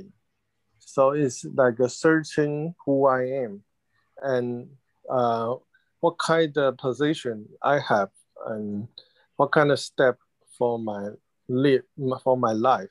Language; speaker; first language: English; non-native, learner; Chinese